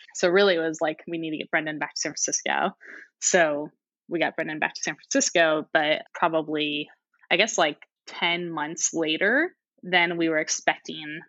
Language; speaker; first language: English; native; English